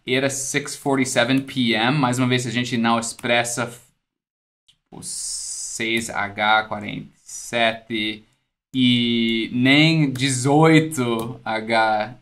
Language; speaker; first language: Portuguese; non-native, fluent; English